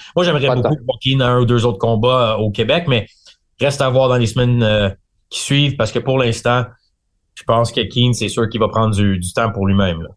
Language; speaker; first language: French; native; French